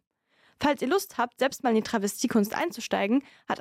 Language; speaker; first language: German; native; German